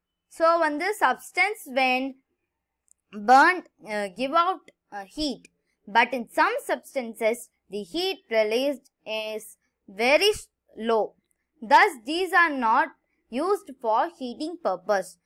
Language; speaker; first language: English; non-native, local second language; Tamil